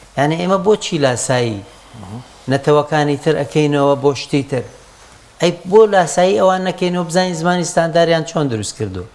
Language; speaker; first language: Central Kurdish; non-native, local second language; Gurani